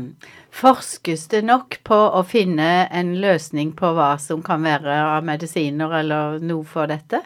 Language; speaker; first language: Norwegian; native; Norwegian